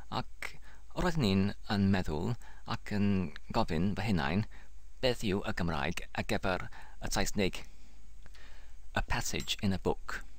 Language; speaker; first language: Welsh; non-native, learner; English